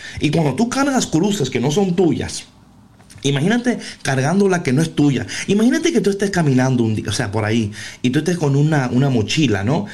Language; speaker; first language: Spanish; early bilingual, heritage; Spanish